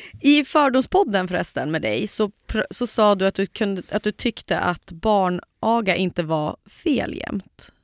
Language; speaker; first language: Swedish; native; Swedish